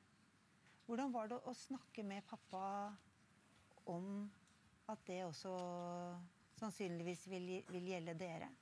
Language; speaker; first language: Norwegian; native; Norwegian